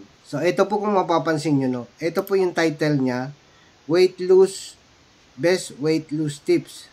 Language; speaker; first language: Filipino; native; Filipino